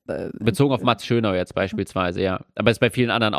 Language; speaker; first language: German; native; German